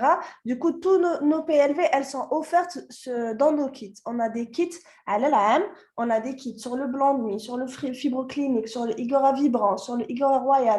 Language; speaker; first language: French; non-native, local second language; Arabic